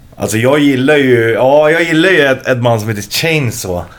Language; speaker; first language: Swedish; native; Swedish